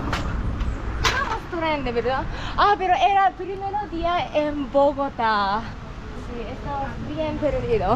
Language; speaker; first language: Spanish; non-native, learner; Japanese